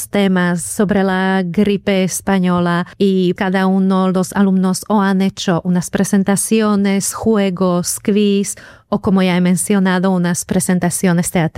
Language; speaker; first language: Spanish; non-native, fluent; Slovak